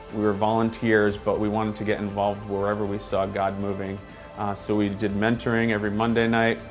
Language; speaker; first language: English; native; English